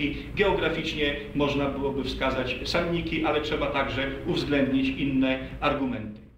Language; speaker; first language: Polish; native; Polish